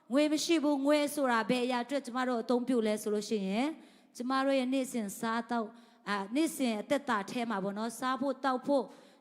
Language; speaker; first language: Burmese; non-native, local second language; Tedim Chin